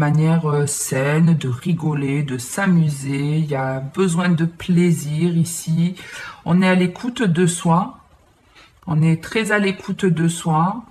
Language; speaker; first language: French; native; French